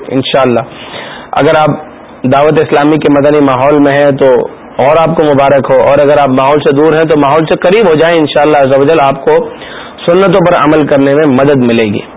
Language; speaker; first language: Urdu; native; Urdu